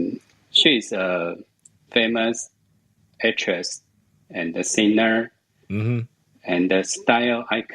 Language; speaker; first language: English; non-native, learner; Chinese